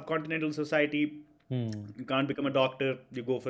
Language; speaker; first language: English; non-native, local second language; Kashmiri